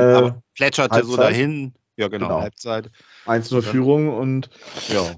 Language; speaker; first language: German; native; German